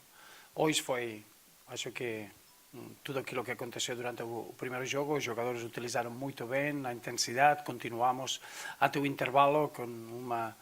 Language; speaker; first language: Portuguese; non-native, fluent; Spanish